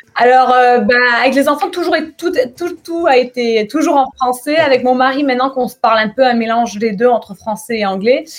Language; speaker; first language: French; native; French